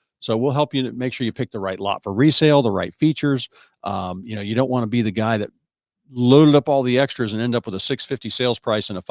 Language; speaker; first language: English; native; English